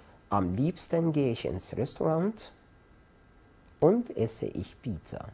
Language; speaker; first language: German; non-native, fluent; Arabic